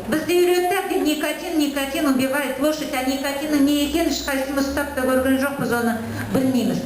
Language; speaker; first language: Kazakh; native; Kazakh